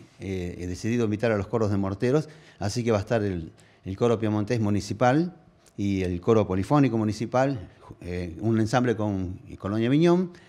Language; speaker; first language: Spanish; native; Spanish